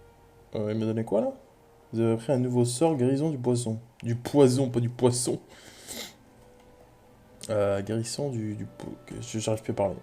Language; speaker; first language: French; native; French